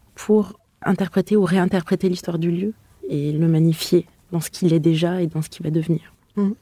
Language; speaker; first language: French; native; French